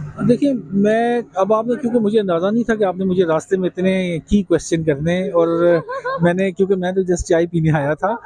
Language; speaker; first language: Urdu; non-native, local second language; Kashmiri